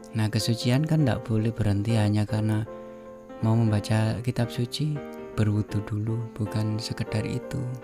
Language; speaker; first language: Indonesian; native; Indonesian